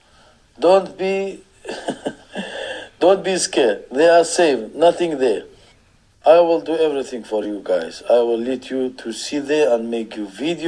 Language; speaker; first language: English; non-native, learner; Arabic